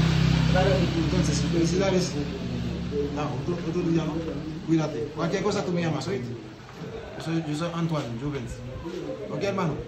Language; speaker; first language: Spanish; non-native, fluent; Haitian Creole